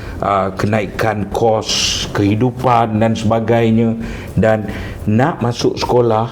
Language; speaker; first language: Malay; native; Malay